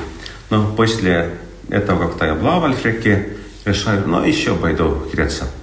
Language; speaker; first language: Russian; non-native, local second language; Estonian